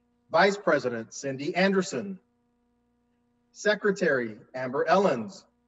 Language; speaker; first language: English; native; English